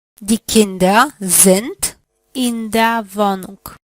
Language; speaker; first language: German; non-native, learner; Polish